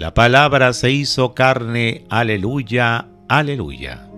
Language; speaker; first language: Spanish; native; Spanish